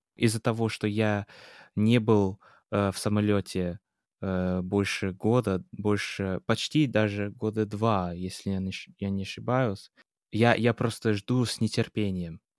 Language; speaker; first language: Russian; non-native, fluent; English